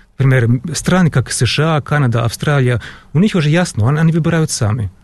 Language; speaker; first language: Russian; non-native, fluent; German